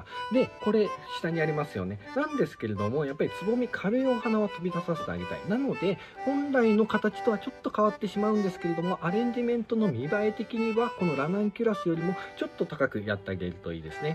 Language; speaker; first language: Japanese; native; Japanese